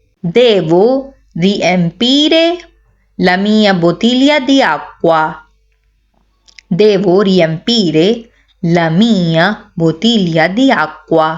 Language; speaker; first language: Italian; non-native, learner; Urdu